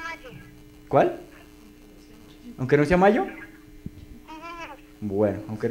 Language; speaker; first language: Spanish; native; Spanish